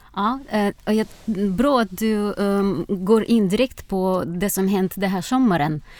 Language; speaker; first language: Swedish; non-native, fluent; Russian